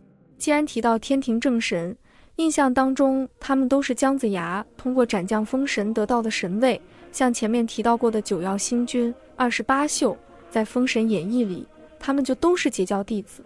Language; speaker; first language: Chinese; native; Chinese